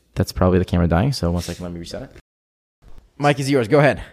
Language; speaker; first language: English; non-native, fluent; Hebrew